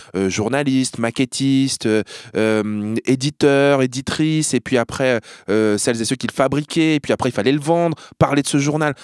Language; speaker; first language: French; native; French